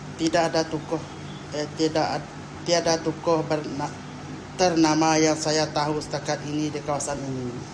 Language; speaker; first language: Malay; non-native, local second language; Iban